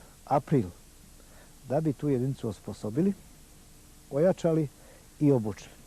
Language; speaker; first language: Bosnian; native; Bosnian